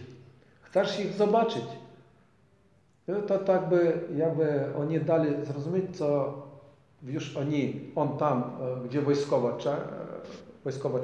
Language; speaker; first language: Polish; non-native, learner; Ukrainian